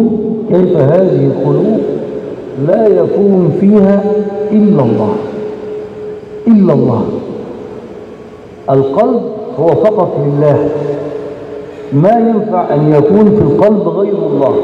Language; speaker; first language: Arabic; native; Arabic